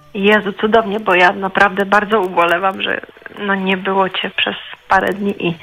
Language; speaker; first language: Polish; native; Polish